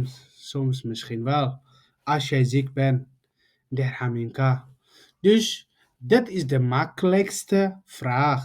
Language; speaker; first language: Dutch; non-native, learner; Tigrinya